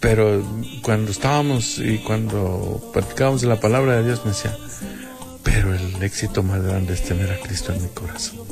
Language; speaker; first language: Spanish; native; Spanish